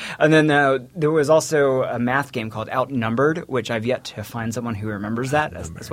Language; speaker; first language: English; native; English